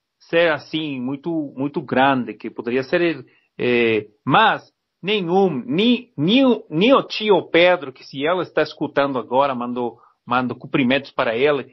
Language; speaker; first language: Portuguese; non-native, learner; Spanish